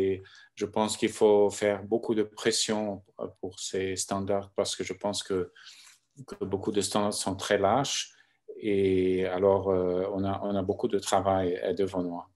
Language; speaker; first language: French; non-native, local second language; German